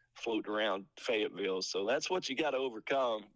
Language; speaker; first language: English; native; English